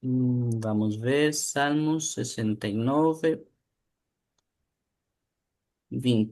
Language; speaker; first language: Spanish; non-native, learner; Portuguese